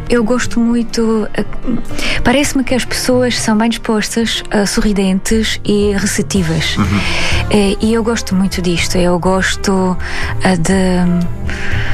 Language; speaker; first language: Portuguese; non-native, fluent; Belarusian